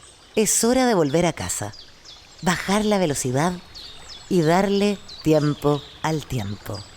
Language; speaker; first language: Spanish; native; Spanish